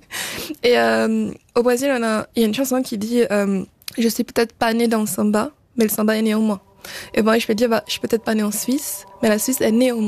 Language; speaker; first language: French; early bilingual, other home language; Portuguese